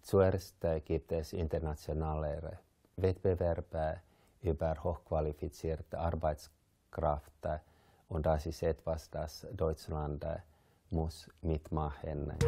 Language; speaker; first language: German; non-native, fluent; Finnish